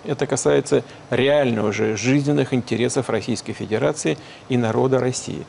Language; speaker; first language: Russian; native; Russian